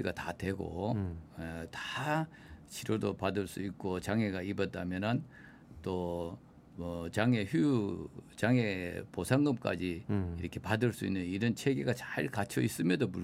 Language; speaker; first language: Korean; native; Korean